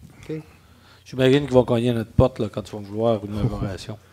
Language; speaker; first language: French; native; French